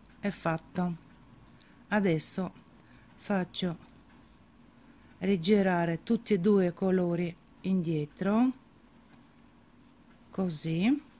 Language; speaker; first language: Italian; non-native, fluent; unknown